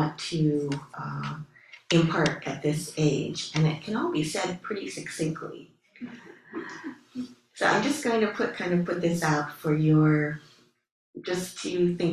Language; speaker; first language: English; native; English